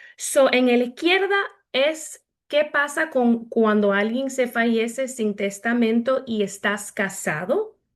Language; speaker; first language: Spanish; early bilingual, heritage; Spanish